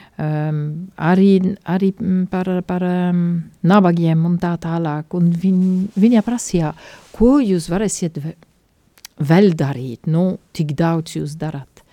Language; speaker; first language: Latvian; non-native, fluent; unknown